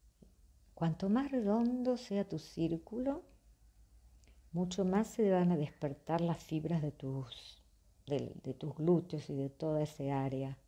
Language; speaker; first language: Spanish; native; Spanish